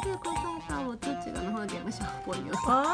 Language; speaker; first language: Chinese; non-native, learner; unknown